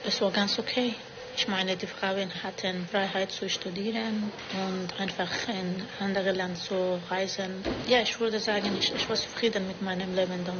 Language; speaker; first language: German; non-native, fluent; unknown